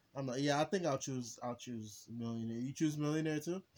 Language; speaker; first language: English; early bilingual, other home language; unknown